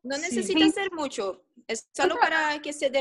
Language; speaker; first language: Spanish; non-native, fluent; Portuguese